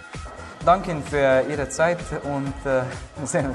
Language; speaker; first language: German; non-native, learner; Croatian